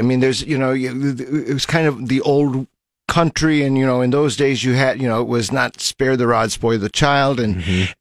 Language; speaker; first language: English; native; English